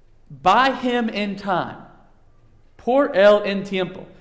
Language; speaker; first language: Spanish; non-native, fluent; English